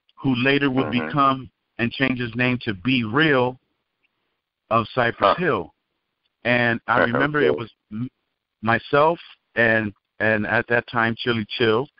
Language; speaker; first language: English; native; English